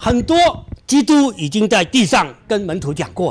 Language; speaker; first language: Chinese; native; Chinese